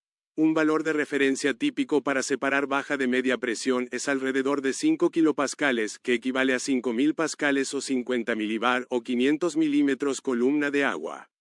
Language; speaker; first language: Spanish; native; Spanish